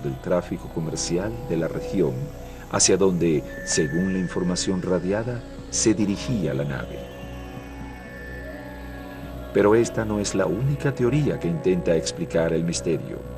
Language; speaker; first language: Spanish; native; Spanish